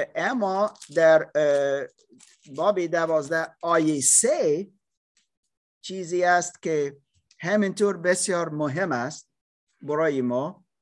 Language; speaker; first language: Persian; non-native, learner; English